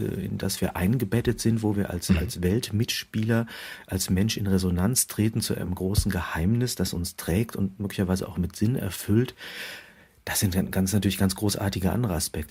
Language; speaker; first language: German; native; German